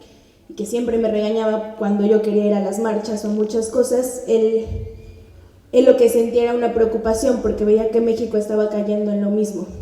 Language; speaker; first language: Spanish; native; Spanish